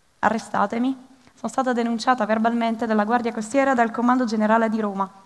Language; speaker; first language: Italian; early bilingual, other home language; Arabic